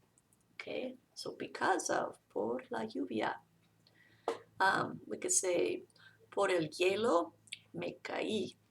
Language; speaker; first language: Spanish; non-native, fluent; English